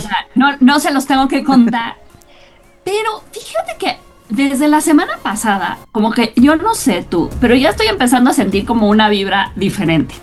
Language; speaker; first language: Spanish; native; Spanish